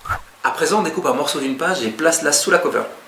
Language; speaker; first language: French; native; French